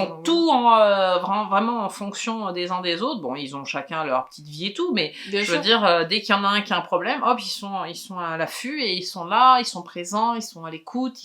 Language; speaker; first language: French; native; French